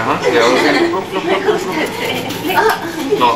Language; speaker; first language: Spanish; non-native, learner; German